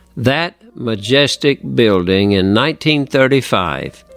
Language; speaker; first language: English; native; English